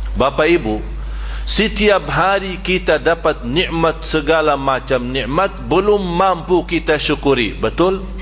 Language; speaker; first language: Malay; non-native, fluent; Arabic